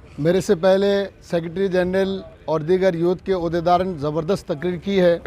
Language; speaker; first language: Urdu; non-native, local second language; Bangla